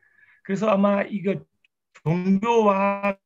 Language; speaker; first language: Korean; non-native, fluent; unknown